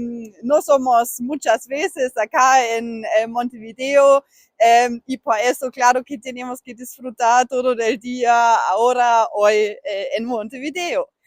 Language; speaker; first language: Spanish; non-native, learner; German